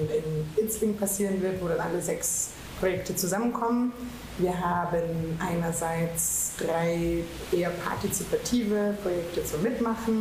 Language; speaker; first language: German; native; German